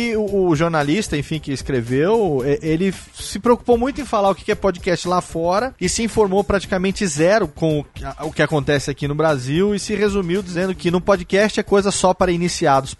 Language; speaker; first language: Portuguese; native; Portuguese